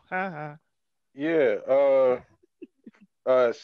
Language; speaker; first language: English; native; English